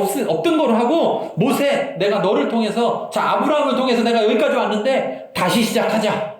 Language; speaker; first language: Korean; native; Korean